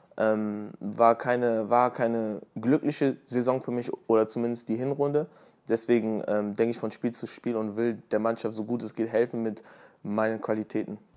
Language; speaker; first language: German; native; German